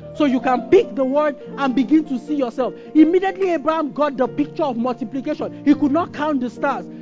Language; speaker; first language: English; non-native, local second language; Yoruba